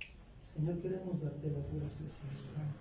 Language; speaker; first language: Spanish; native; Spanish